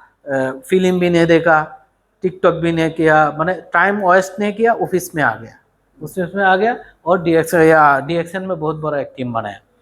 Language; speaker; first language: Hindi; non-native, learner; Bangla